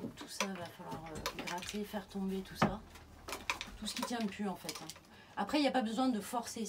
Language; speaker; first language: French; native; French